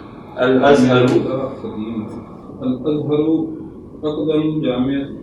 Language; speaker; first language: Arabic; non-native, learner; Urdu